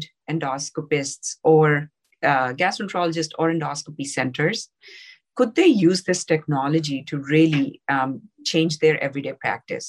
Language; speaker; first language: English; non-native, local second language; Urdu